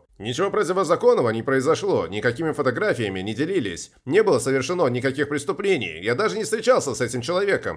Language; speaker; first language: Russian; native; Russian